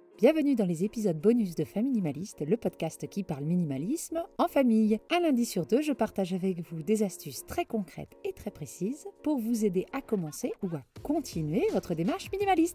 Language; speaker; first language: French; native; French